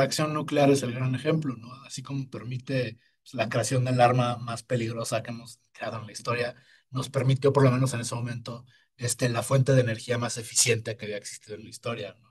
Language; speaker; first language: Spanish; native; Spanish